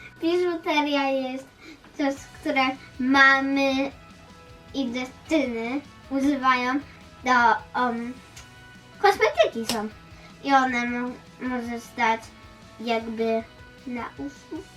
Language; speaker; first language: Polish; early bilingual, heritage; Polish